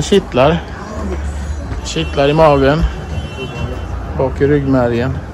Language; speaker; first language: Swedish; native; Swedish